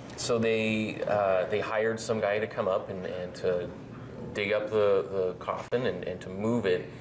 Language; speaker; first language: English; native; English